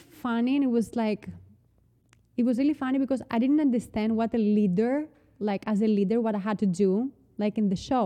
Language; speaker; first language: English; non-native, fluent; Greek